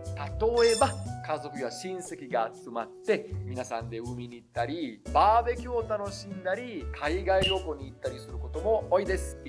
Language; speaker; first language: Japanese; non-native, fluent; Italian